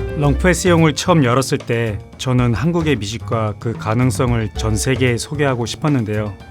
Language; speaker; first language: Korean; native; Korean